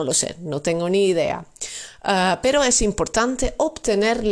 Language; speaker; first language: Spanish; non-native, fluent; Dutch